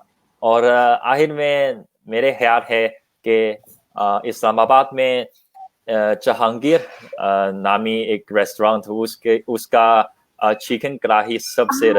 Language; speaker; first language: Hindi; non-native, learner; Chinese